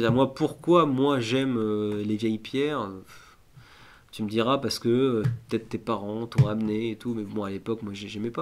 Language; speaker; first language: French; native; French